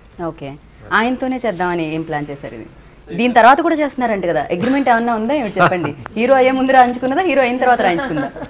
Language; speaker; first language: Telugu; native; Telugu